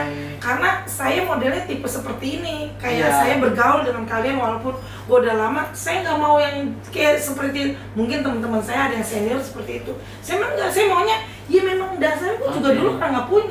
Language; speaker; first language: Indonesian; native; Indonesian